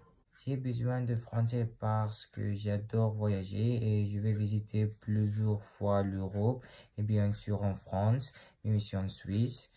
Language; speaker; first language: French; non-native, learner; Uzbek